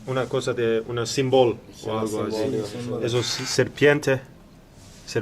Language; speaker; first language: Spanish; non-native, learner; English